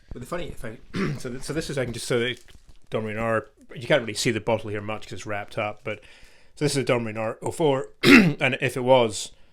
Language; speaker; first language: English; native; English